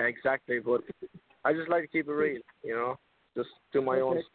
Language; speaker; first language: English; native; English